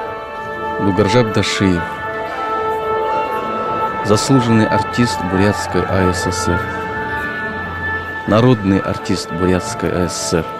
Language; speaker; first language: Russian; native; Russian